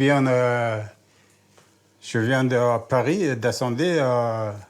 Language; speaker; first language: French; non-native, learner; Turkish